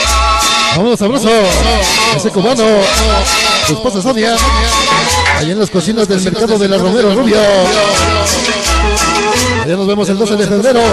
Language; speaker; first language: Spanish; native; Spanish